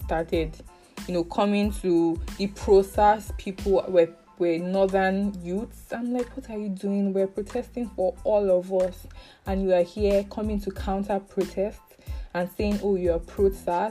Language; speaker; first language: English; non-native, local second language; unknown